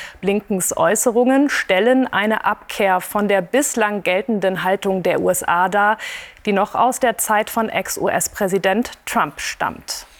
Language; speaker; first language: German; native; German